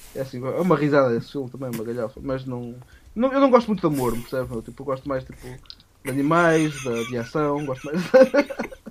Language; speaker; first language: Portuguese; native; Portuguese